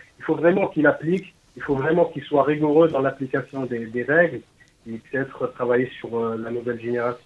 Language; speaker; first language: French; non-native, local second language; Arabic